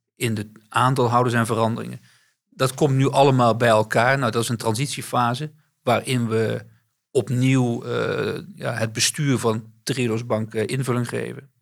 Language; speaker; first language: Dutch; native; Dutch